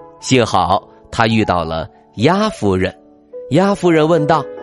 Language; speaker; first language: Chinese; native; Chinese